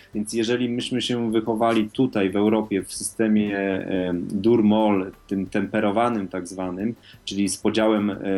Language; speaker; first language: Polish; native; Polish